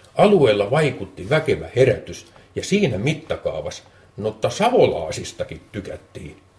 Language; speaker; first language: Finnish; native; Finnish